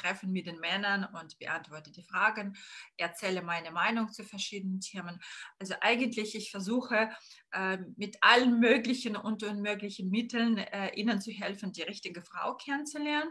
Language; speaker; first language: German; non-native, fluent; Russian